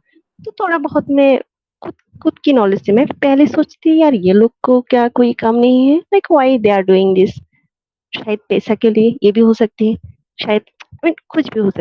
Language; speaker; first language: Hindi; non-native, fluent; Bangla